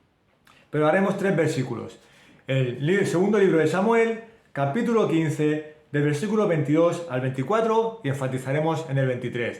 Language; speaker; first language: Spanish; native; Spanish